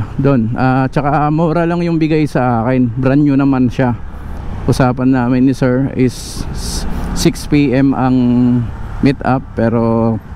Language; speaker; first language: Filipino; native; Filipino